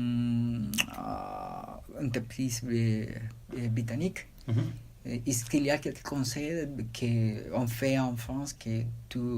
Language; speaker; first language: French; non-native, learner; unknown